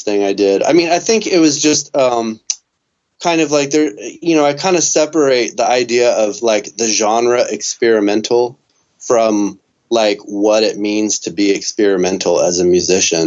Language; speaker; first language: English; native; English